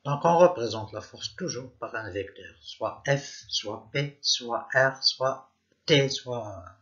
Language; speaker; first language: French; non-native, local second language; Arabic